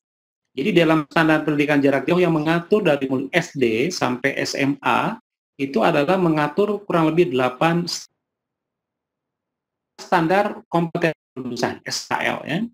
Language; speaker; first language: Indonesian; native; Indonesian